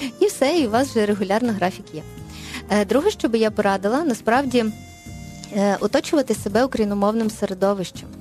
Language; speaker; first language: Ukrainian; non-native, local second language; Russian